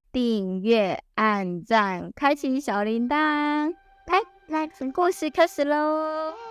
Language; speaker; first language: Chinese; native; Chinese